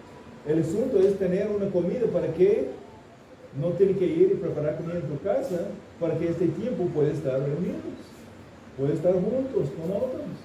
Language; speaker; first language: Spanish; non-native, fluent; English